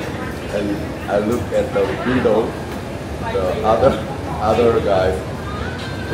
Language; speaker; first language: English; non-native, learner; Korean